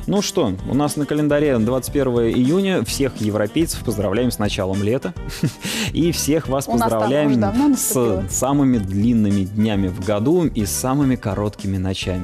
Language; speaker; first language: Russian; native; Russian